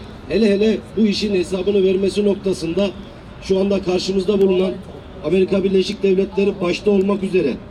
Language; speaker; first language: Turkish; native; Turkish